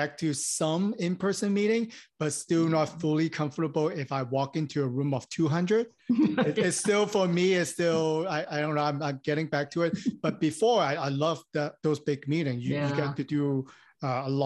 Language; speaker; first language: English; non-native, local second language; Cantonese